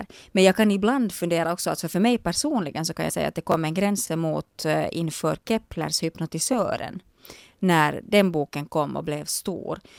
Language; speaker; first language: Swedish; native; Swedish